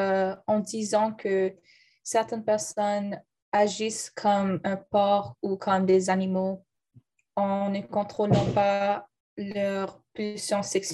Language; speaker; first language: French; non-native, learner; English